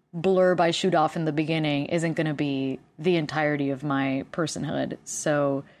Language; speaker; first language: English; non-native, fluent; Spanish